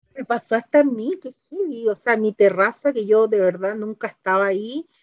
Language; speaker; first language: Spanish; native; Spanish